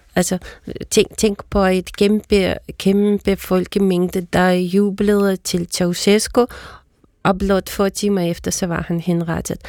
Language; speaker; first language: Danish; non-native, fluent; Russian